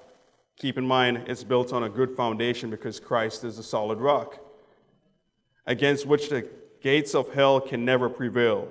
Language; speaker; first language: English; native; English